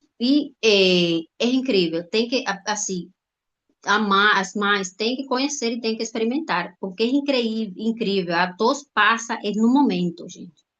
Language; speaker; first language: Portuguese; non-native, fluent; Spanish